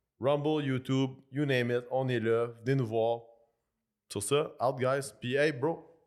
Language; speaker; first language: French; native; French